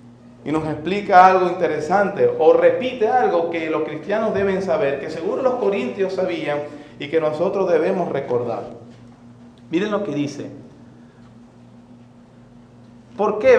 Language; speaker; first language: Spanish; native; Spanish